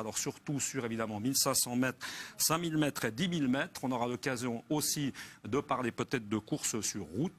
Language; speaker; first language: French; native; French